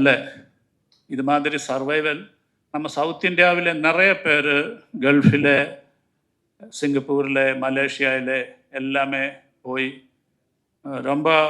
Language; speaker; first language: Tamil; non-native, learner; Malayalam